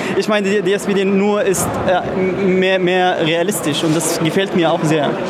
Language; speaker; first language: German; non-native, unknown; Arabic